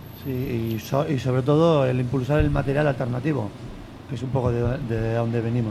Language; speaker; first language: Spanish; native; Spanish